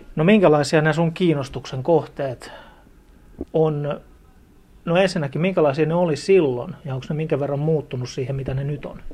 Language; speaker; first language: Finnish; native; Finnish